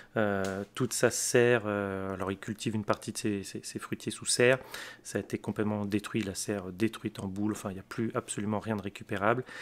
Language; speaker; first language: French; native; French